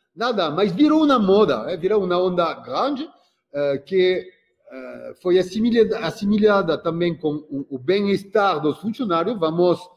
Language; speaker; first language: Portuguese; non-native, fluent; French